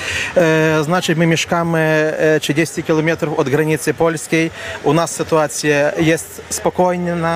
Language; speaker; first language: Polish; non-native, learner; Ukrainian